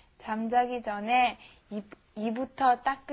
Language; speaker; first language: Korean; non-native, learner; Italian